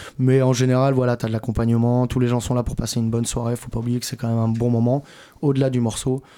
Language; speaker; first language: French; native; French